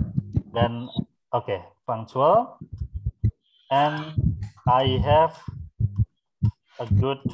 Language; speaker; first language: English; non-native, fluent; Indonesian